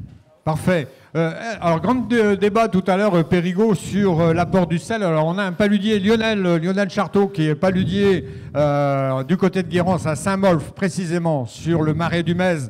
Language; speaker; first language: French; native; French